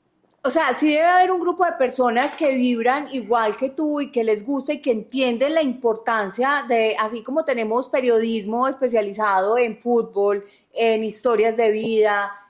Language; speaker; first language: Spanish; native; Spanish